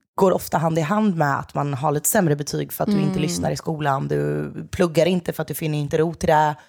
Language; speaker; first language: Swedish; native; Swedish